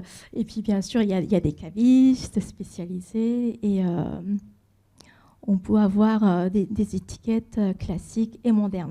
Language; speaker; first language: French; non-native, fluent; Japanese